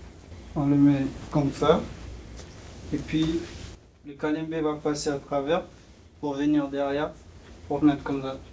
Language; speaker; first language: French; non-native, local second language; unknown